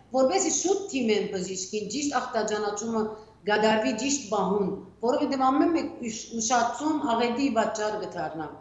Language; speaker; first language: Armenian; early bilingual, heritage; Armenian